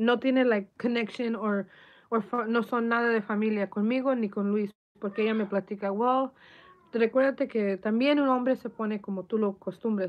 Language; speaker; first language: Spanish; early bilingual, heritage; Spanish